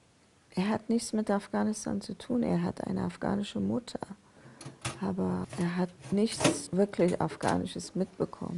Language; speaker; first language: German; non-native, fluent; Persian